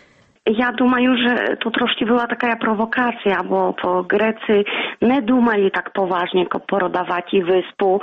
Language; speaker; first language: Polish; non-native, local second language; Belarusian